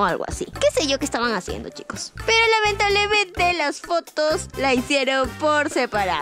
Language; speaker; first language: Spanish; native; Spanish